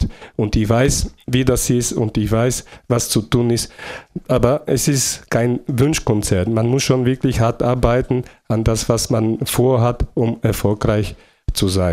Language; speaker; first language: German; non-native, fluent; Bulgarian